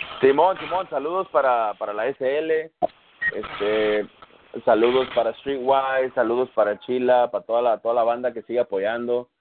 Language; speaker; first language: Spanish; early bilingual, heritage; Spanish